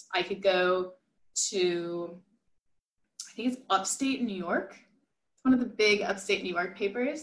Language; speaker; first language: English; native; English